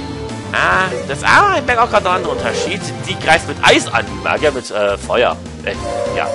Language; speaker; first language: German; native; German